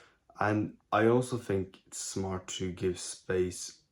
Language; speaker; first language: English; non-native, fluent; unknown